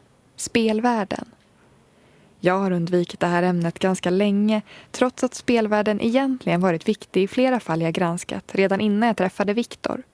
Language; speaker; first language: Swedish; native; Swedish